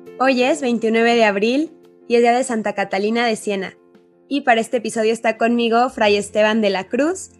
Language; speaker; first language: Spanish; native; Spanish